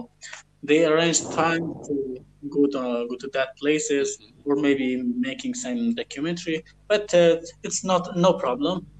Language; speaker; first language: English; non-native, learner; Persian